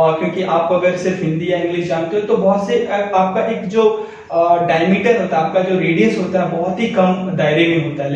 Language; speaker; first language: Hindi; native; Hindi